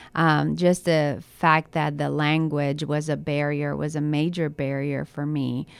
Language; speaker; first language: English; early bilingual, other home language; Spanish